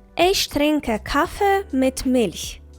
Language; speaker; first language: German; non-native, fluent; Ukrainian